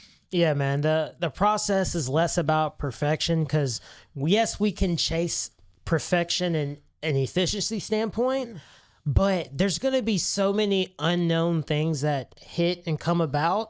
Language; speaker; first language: English; native; English